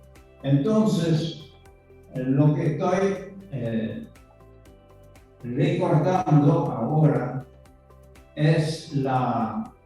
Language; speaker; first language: Spanish; non-native, fluent; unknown